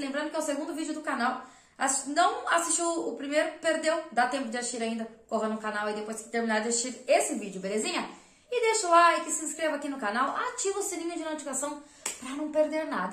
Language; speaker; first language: Portuguese; native; Portuguese